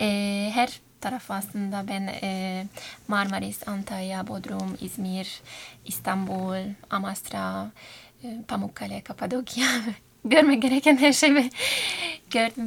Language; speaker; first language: Turkish; non-native, fluent; Hungarian